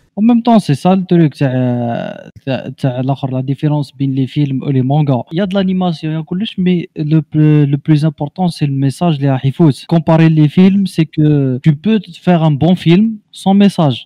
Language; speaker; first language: French; non-native, local second language; Arabic